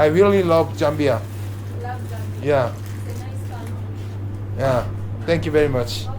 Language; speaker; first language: English; non-native, learner; Korean